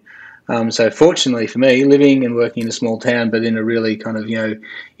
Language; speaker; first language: English; native; English